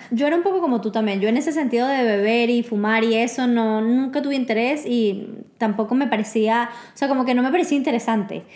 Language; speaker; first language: Spanish; native; Spanish